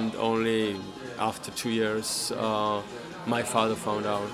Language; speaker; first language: English; non-native, fluent; Polish